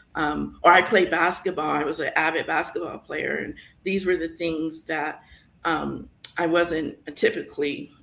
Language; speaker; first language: English; native; English